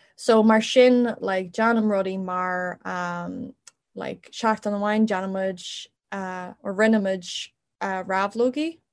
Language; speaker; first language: Irish; non-native, local second language; English